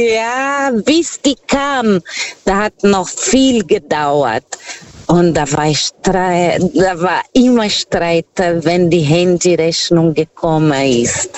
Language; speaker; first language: German; non-native, fluent; Portuguese